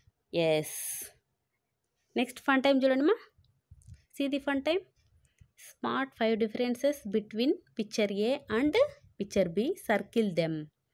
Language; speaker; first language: English; non-native, local second language; Telugu